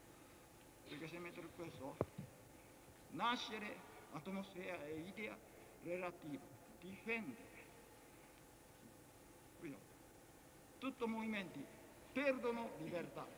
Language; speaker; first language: Italian; non-native, learner; Japanese